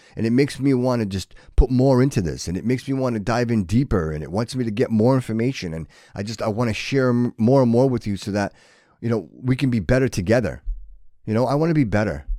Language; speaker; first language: English; native; English